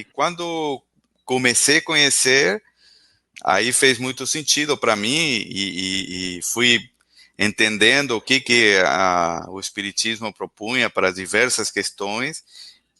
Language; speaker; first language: Portuguese; non-native, fluent; Spanish